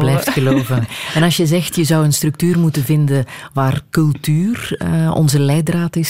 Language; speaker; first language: Dutch; native; Dutch